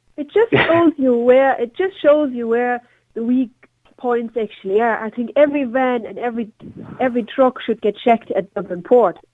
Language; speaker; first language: English; non-native, fluent; German